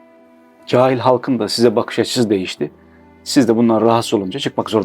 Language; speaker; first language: Turkish; native; Turkish